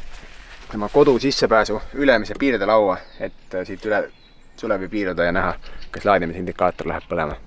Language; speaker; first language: Estonian; native; Estonian